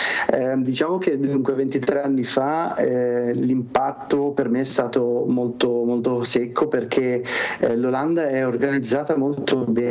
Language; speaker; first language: Italian; native; Italian